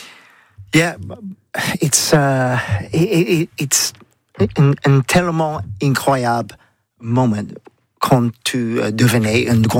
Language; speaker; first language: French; non-native, learner; English